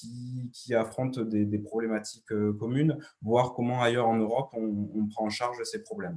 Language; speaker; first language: French; native; French